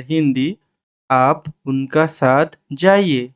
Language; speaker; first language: Hindi; non-native, learner; Bangla